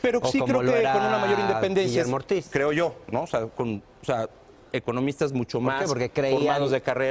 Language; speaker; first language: Spanish; native; Spanish